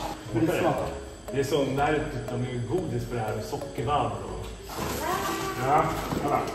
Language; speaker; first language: Swedish; native; Swedish